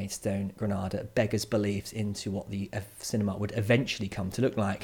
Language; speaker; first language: English; native; English